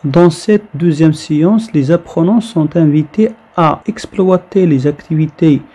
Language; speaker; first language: French; non-native, local second language; Arabic